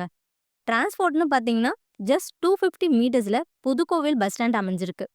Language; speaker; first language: Tamil; native; Tamil